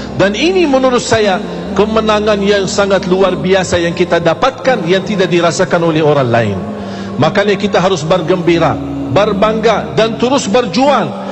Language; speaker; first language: Malay; non-native, fluent; Arabic